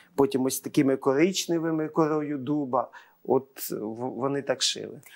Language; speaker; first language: Ukrainian; native; Ukrainian